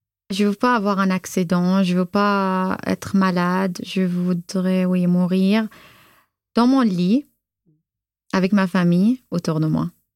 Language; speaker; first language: French; non-native, fluent; Arabic